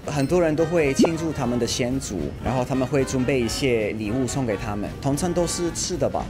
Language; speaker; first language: Chinese; non-native, fluent; Italian